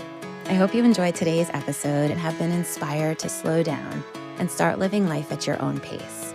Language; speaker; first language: English; native; English